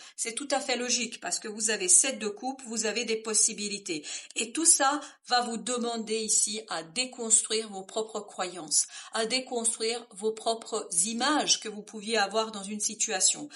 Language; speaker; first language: French; native; French